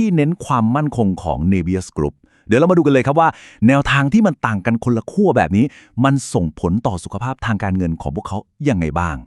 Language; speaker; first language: Thai; native; Thai